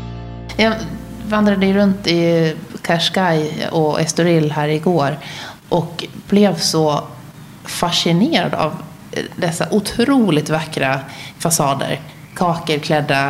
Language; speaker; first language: Swedish; native; Swedish